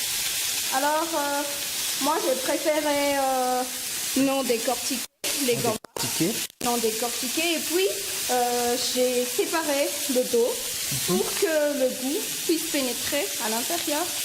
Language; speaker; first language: French; non-native, local second language; Malagasy